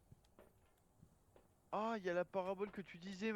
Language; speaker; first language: French; native; French